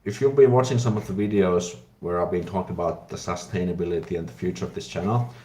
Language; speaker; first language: English; non-native, fluent; Finnish